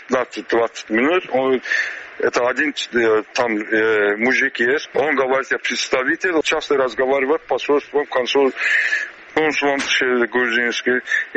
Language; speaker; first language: Russian; non-native, learner; Azerbaijani